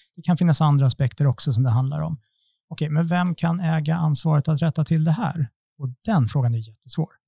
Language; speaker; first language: Swedish; native; Swedish